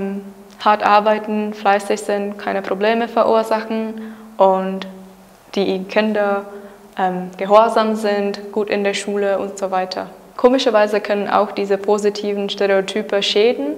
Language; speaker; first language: German; non-native, fluent; Czech